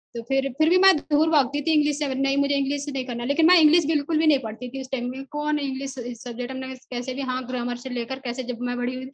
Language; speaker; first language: Hindi; non-native, local second language; Odia